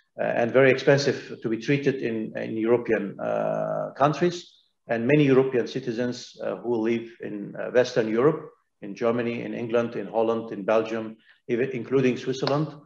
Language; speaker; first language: English; non-native, fluent; Turkish